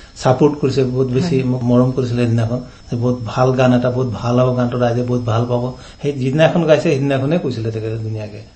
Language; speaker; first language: Assamese; non-native, local second language; Sadri